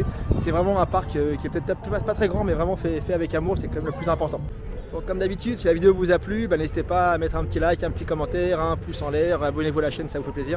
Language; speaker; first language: French; native; French